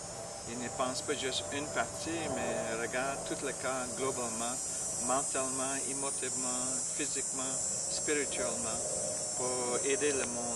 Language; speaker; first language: French; non-native, learner; English